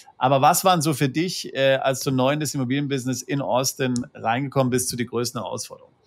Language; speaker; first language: German; native; German